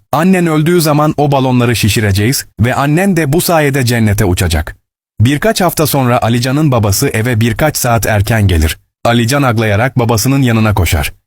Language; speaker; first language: Turkish; native; Turkish